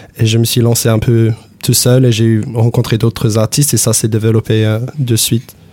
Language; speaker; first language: French; non-native, fluent; English